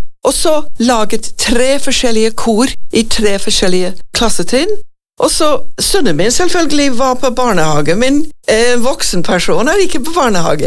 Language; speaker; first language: Norwegian; non-native, fluent; English